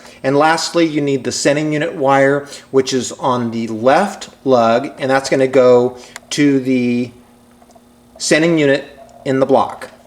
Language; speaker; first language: English; native; English